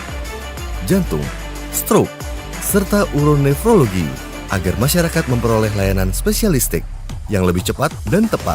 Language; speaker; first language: Indonesian; native; Indonesian